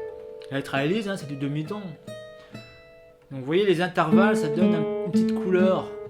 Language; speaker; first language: French; native; French